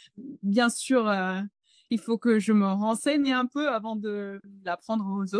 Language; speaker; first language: French; non-native, fluent; English